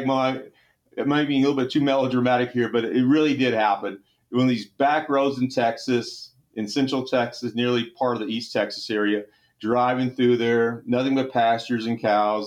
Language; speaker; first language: English; native; English